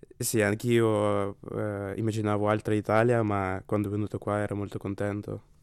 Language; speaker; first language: Italian; non-native, learner; Ukrainian